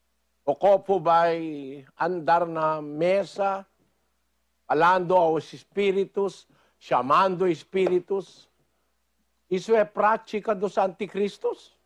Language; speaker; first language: Portuguese; non-native, fluent; Filipino